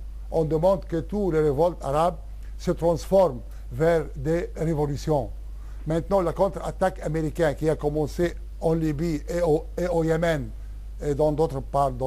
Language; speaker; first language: French; non-native, local second language; Arabic